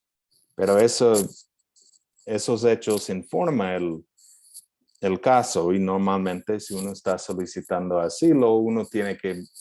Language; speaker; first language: Spanish; non-native, fluent; English